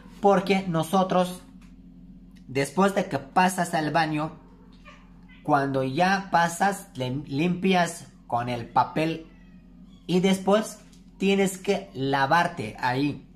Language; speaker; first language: Spanish; non-native, learner; Turkish